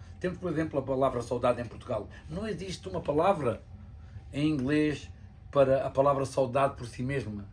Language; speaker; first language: Portuguese; native; Portuguese